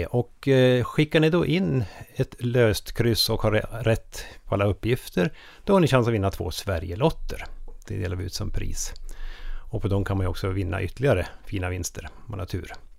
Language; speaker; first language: Swedish; native; Swedish